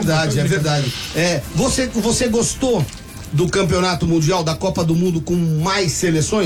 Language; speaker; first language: Portuguese; native; Portuguese